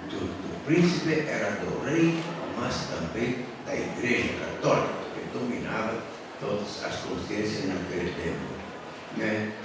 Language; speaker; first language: Portuguese; native; Portuguese